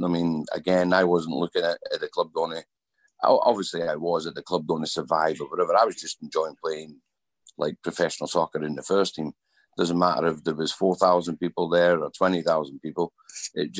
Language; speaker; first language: English; native; English